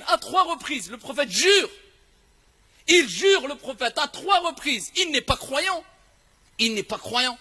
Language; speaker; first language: French; early bilingual, other home language; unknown